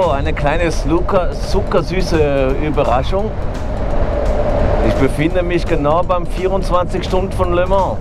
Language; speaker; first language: German; non-native, fluent; French